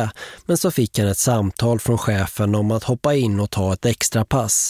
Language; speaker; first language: Swedish; native; Swedish